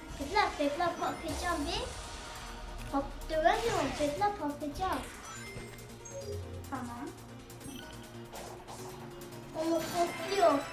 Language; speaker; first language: Turkish; early bilingual, heritage; German